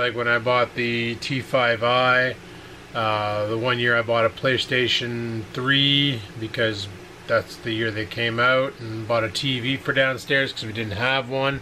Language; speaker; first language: English; native; English